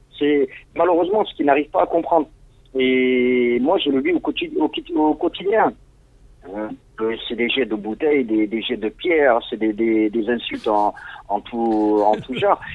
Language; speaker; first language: French; non-native, local second language; Arabic